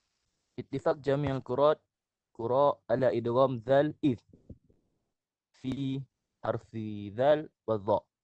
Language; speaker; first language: Arabic; non-native, learner; Malay